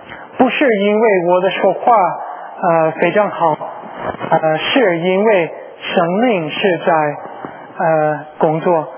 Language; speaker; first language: Chinese; non-native, learner; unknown